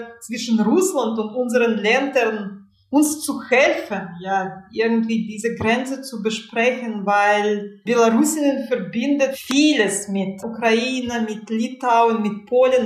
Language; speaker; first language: German; non-native, fluent; Russian